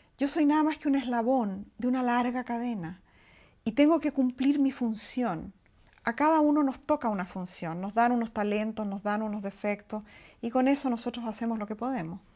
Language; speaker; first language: Spanish; native; Spanish